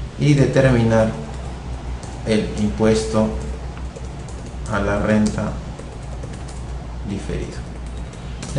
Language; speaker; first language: Spanish; native; Spanish